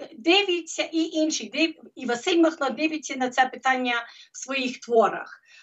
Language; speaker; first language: Ukrainian; early bilingual, heritage; Ukrainian